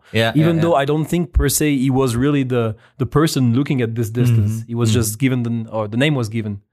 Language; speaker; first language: English; non-native, fluent; French